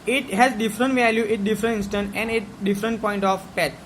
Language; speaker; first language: English; non-native, local second language; Gujarati